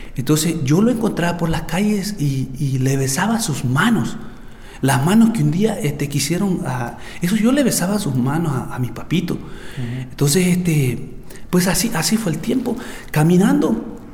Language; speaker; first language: Spanish; native; Spanish